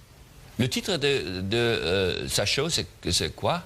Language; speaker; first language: French; non-native, learner; German